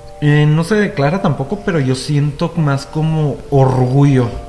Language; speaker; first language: Spanish; native; Spanish